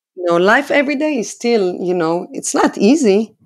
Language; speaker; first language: English; non-native, fluent; Hebrew